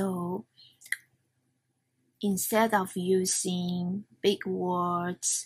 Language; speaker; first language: English; non-native, fluent; Chinese